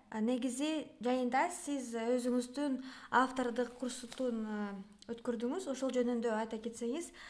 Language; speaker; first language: Kyrgyz; native; Kyrgyz